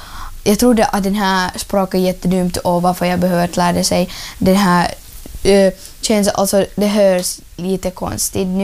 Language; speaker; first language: Swedish; non-native, learner; Ukrainian